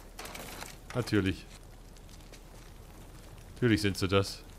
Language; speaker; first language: German; native; German